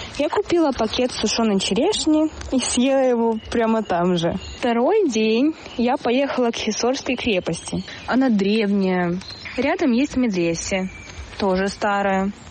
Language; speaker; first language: Russian; native; Russian